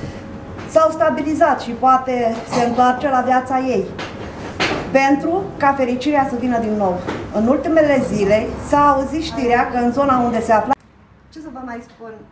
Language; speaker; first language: Romanian; non-native, fluent; Arabic